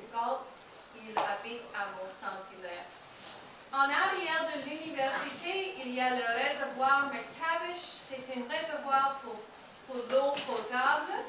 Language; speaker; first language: French; non-native, learner; English